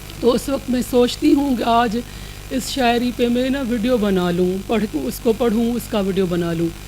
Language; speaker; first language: Urdu; non-native, local second language; Sindhi